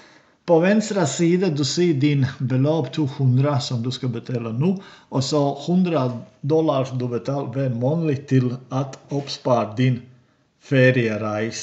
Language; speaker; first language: Norwegian; non-native, learner; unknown